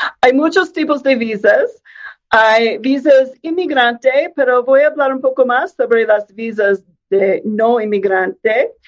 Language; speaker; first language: Spanish; non-native, fluent; English